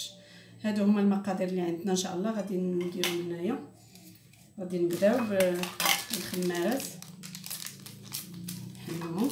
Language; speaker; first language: Arabic; native; Arabic